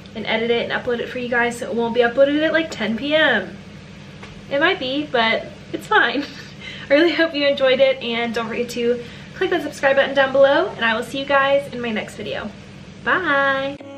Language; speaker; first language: English; native; English